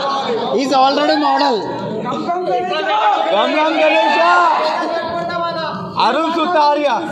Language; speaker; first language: Telugu; non-native, learner; Hindi